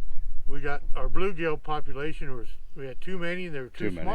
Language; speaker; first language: English; native; English